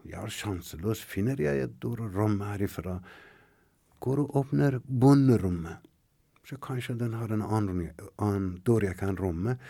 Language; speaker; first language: Norwegian; non-native, fluent; Persian